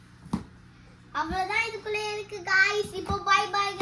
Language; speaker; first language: Tamil; early bilingual, heritage; Tamil